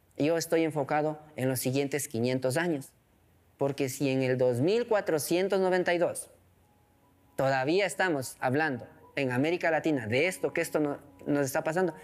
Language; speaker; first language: Spanish; non-native, local second language; Quechua